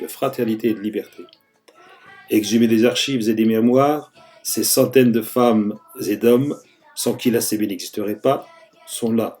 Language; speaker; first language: French; native; French